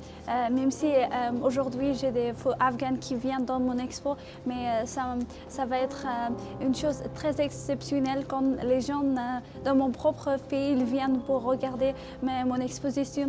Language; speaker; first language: French; non-native, fluent; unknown